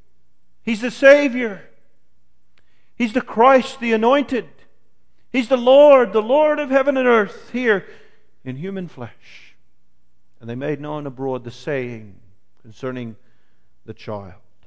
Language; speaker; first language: English; native; English